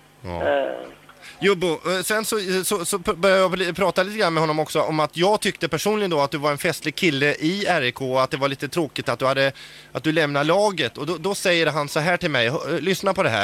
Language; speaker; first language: Swedish; native; Swedish